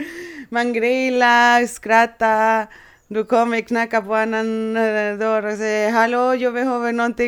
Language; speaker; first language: Swedish; non-native, learner; Spanish